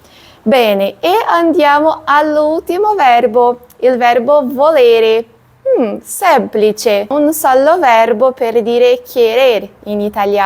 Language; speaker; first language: Italian; non-native, fluent; Portuguese